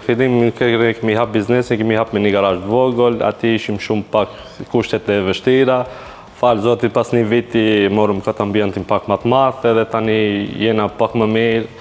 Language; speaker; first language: Albanian; native; Albanian